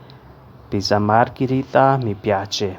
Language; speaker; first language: Italian; non-native, learner; Urdu